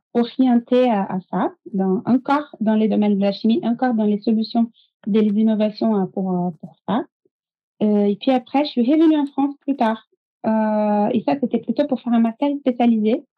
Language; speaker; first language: French; non-native, fluent; Portuguese